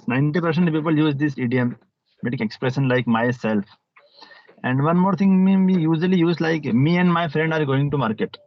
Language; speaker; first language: English; non-native, local second language; Hindi